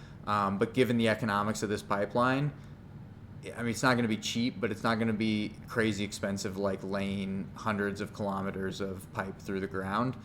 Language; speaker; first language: English; native; English